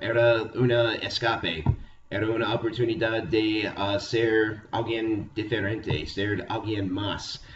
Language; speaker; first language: Spanish; non-native, fluent; English